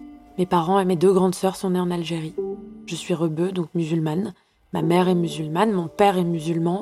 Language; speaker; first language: French; early bilingual, other home language; Arabic